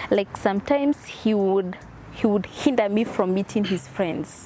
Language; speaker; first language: English; non-native, local second language; Kikuyu